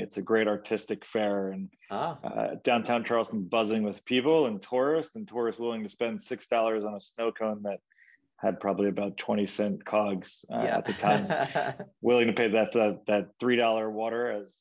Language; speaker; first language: English; native; English